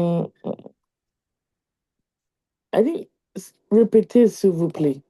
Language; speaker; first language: French; non-native, learner; English